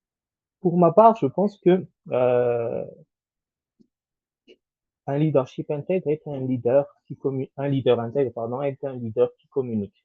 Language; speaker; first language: French; non-native, local second language; Malagasy